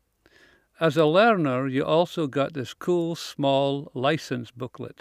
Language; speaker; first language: English; native; English